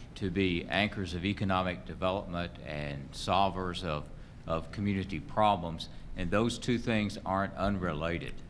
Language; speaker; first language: English; native; English